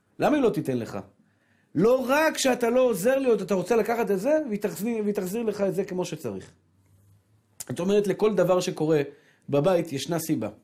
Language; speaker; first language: Hebrew; native; Hebrew